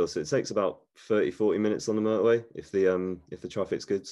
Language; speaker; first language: English; native; English